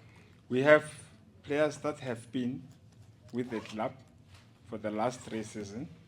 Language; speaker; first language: English; non-native, local second language; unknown